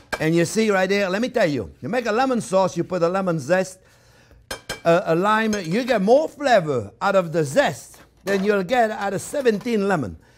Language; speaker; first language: English; non-native, fluent; French